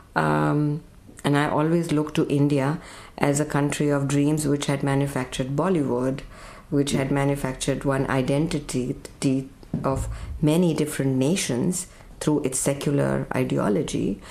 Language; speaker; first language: English; non-native, local second language; Urdu